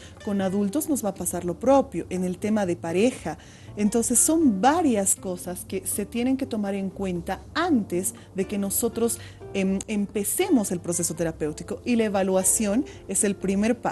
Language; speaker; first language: Spanish; native; Spanish